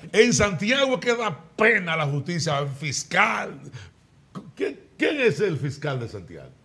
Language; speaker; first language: Spanish; native; Spanish